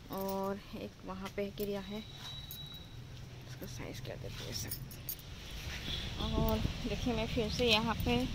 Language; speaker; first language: Hindi; native; Hindi